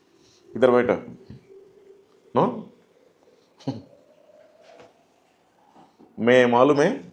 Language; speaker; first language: Hindi; non-native, learner; Telugu